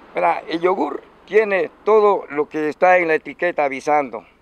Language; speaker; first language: Spanish; native; Spanish